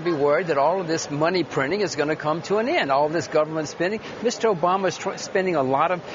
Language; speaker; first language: English; native; English